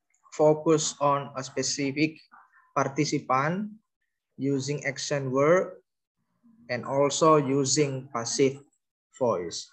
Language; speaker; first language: English; non-native, learner; Indonesian